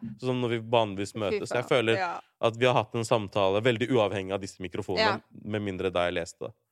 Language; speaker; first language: Norwegian; early bilingual, other home language; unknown